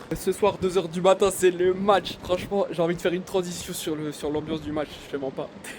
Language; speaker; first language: French; native; French